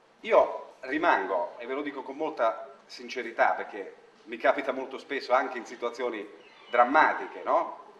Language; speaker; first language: Italian; non-native, fluent; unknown